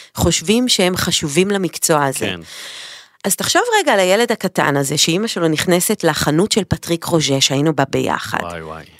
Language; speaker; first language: Hebrew; native; Hebrew